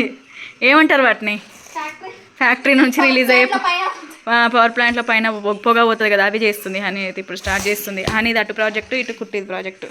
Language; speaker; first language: Telugu; native; Telugu